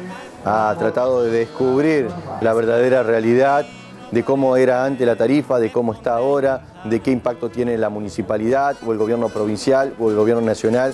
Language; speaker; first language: Spanish; native; Spanish